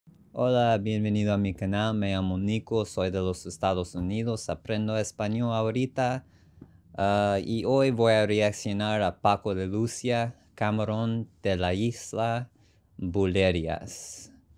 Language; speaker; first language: Spanish; non-native, learner; English